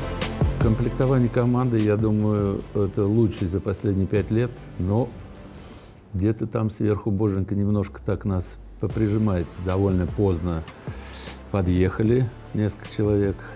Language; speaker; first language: Russian; native; Russian